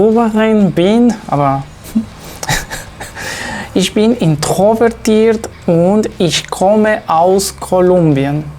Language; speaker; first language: German; non-native, learner; Spanish